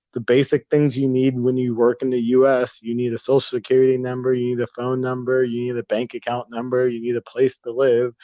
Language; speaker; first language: English; native; English